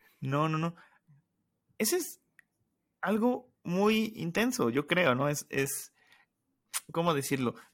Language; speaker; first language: Spanish; native; Spanish